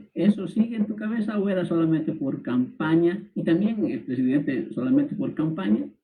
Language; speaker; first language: Spanish; native; Spanish